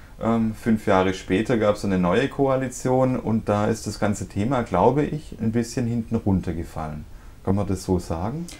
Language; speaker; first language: German; native; German